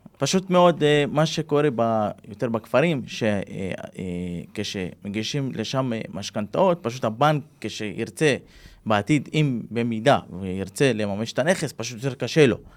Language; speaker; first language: Hebrew; non-native, local second language; Arabic